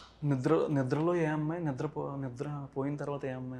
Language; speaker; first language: Telugu; native; Telugu